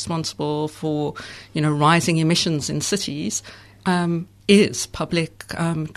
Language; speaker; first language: English; native; English